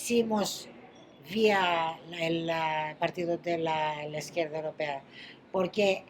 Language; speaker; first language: Spanish; non-native, fluent; Greek